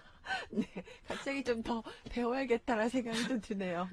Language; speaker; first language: Korean; native; Korean